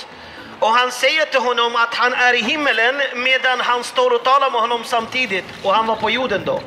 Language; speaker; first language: Swedish; non-native, fluent; Arabic